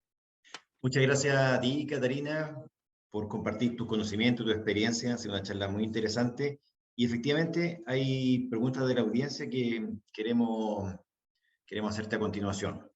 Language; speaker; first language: Spanish; native; Spanish